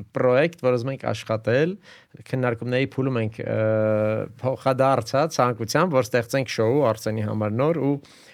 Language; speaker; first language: Armenian; native; Armenian